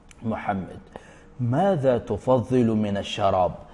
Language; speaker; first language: Arabic; non-native, fluent; Urdu